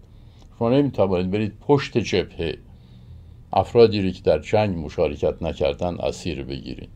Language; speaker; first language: Persian; native; Persian